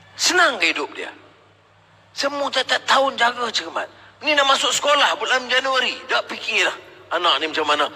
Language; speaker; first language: Malay; native; Malay